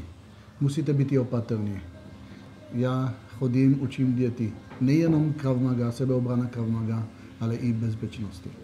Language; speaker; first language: Czech; non-native, learner; Hebrew